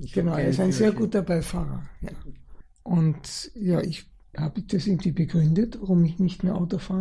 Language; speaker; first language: German; early bilingual, other home language; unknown